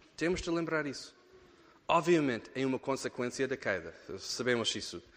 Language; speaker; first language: Portuguese; non-native, fluent; English